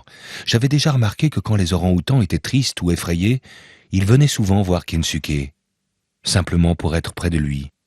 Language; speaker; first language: French; native; French